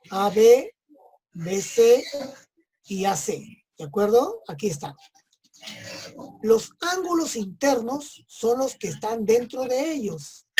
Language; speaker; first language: Spanish; native; Spanish